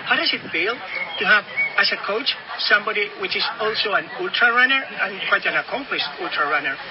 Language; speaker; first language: English; non-native, fluent; Spanish